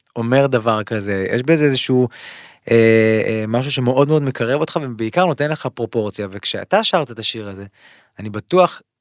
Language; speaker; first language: Hebrew; native; Hebrew